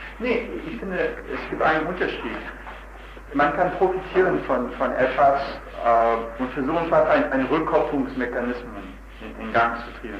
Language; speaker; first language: German; non-native, fluent; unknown